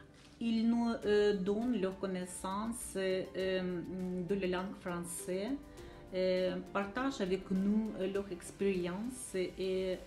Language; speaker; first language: French; non-native, learner; Ukrainian